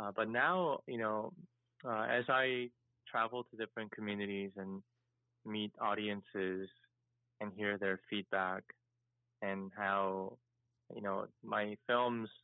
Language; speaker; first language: English; early bilingual, other home language; Korean